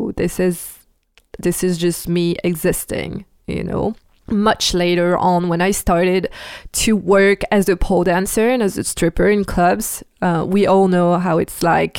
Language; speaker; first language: English; non-native, fluent; French